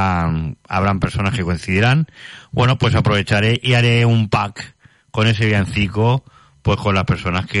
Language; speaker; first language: Spanish; native; Spanish